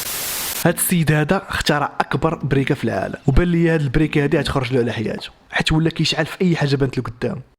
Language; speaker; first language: Arabic; native; Arabic